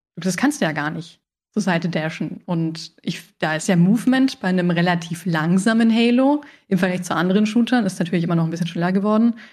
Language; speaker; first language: German; early bilingual, other home language; Spanish